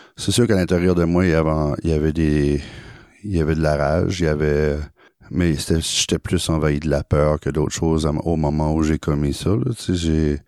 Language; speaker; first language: French; native; French